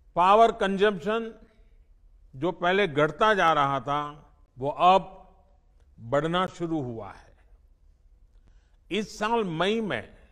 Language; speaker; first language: Hindi; non-native, local second language; Gujarati